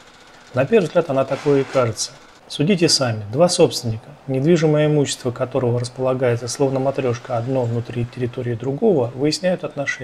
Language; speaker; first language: Russian; native; Russian